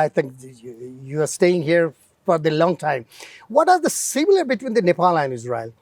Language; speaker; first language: English; non-native, local second language; Nepali